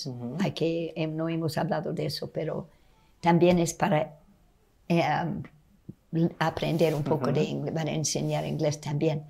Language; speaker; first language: Spanish; non-native, fluent; English